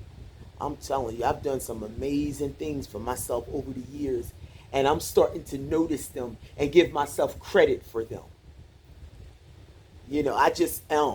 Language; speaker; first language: English; native; English